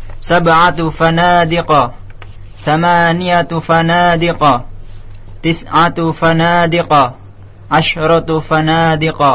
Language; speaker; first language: Arabic; non-native, learner; Indonesian